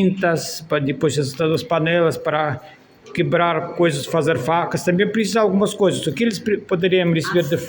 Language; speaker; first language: Portuguese; non-native, fluent; Russian